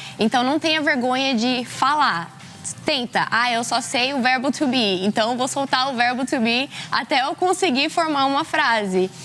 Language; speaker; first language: Portuguese; early bilingual, heritage; Portuguese